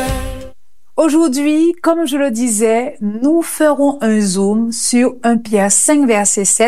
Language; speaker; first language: French; native; French